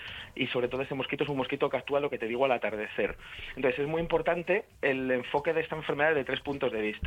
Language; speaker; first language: Spanish; native; Spanish